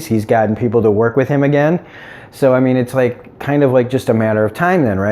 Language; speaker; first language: English; native; English